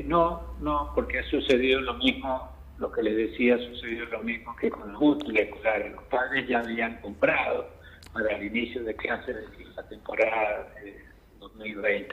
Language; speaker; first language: Spanish; native; Spanish